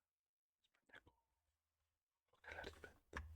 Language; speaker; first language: Basque; non-native, learner; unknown